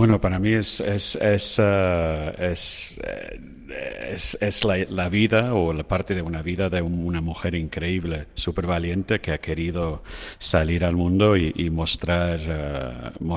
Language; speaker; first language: Spanish; non-native, fluent; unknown